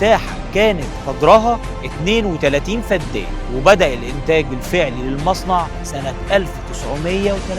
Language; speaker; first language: Arabic; native; Arabic